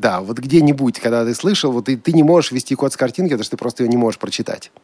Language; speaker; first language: Russian; native; Russian